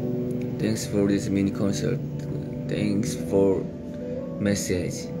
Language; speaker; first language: English; non-native, learner; Korean